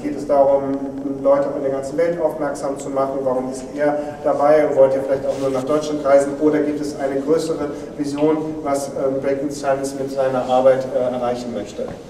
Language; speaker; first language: German; native; German